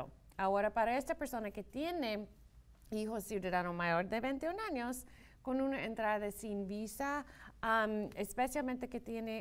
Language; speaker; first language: Spanish; non-native, fluent; English